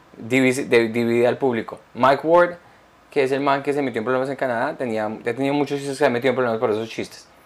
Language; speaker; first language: Spanish; early bilingual, heritage; Spanish